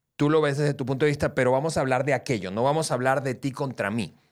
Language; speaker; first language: Spanish; native; Spanish